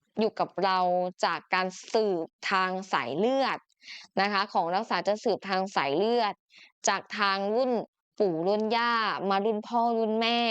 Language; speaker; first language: Thai; native; Thai